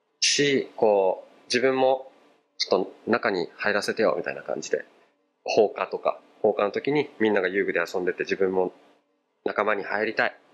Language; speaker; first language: Japanese; early bilingual, other home language; Portuguese